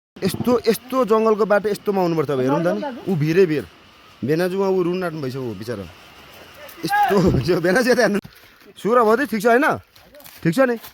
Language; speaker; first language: Nepali; non-native, local second language; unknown